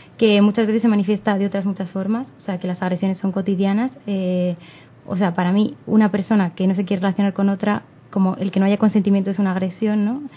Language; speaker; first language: Spanish; native; Spanish